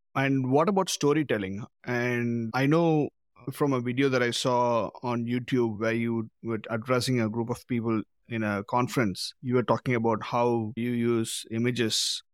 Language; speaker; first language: English; non-native, local second language; Tamil